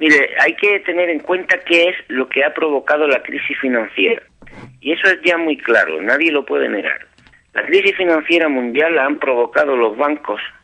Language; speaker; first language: Spanish; native; Spanish